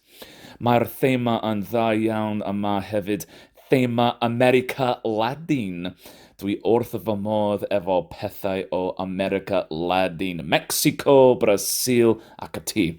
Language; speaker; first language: Welsh; non-native, fluent; English